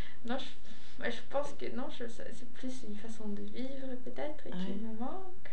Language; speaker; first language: French; non-native, fluent; Swedish